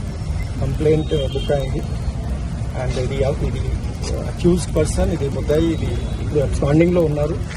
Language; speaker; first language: Telugu; non-native, learner; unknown